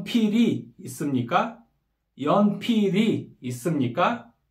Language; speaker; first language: Korean; non-native, fluent; Kyrgyz